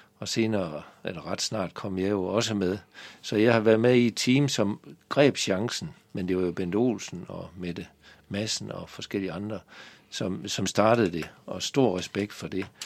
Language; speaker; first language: Danish; native; Danish